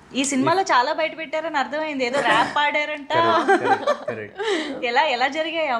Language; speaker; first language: Telugu; native; Telugu